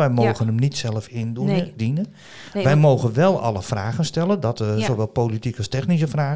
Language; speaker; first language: Dutch; native; Dutch